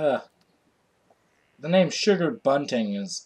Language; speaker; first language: English; native; English